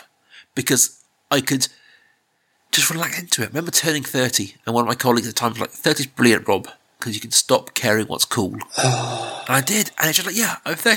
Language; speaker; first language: English; native; English